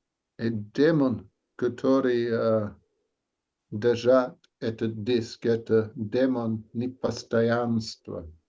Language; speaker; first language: Russian; non-native, learner; English